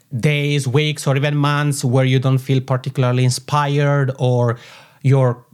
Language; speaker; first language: English; non-native, fluent; Italian